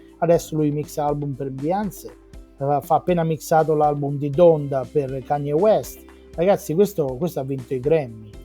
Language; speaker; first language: Italian; native; Italian